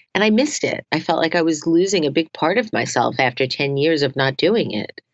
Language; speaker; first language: English; native; English